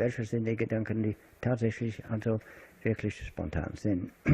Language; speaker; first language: German; non-native, fluent; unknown